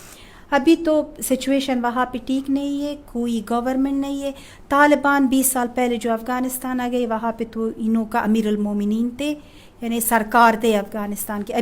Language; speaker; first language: Hindi; non-native, fluent; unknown